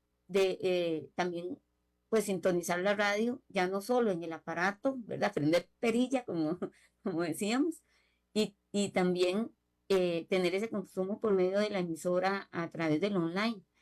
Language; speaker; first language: Spanish; native; Spanish